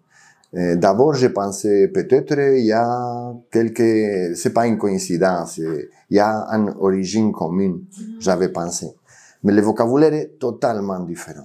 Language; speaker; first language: French; non-native, fluent; Spanish